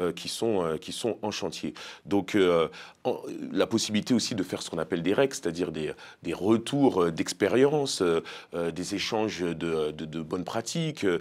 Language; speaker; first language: French; native; French